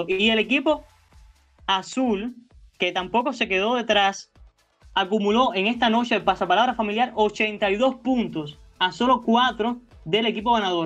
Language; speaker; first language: Spanish; native; Spanish